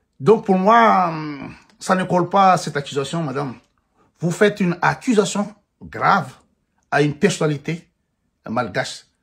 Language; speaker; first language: French; non-native, local second language; Malagasy